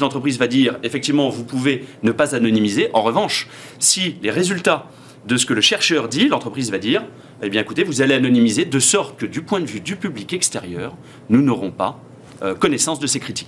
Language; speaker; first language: French; native; French